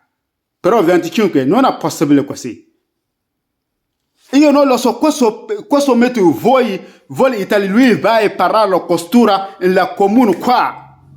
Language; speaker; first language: Italian; non-native, learner; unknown